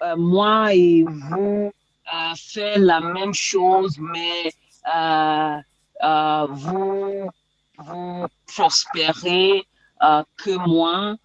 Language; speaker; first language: French; non-native, learner; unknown